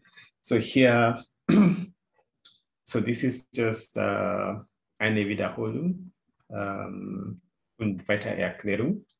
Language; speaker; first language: German; non-native, fluent; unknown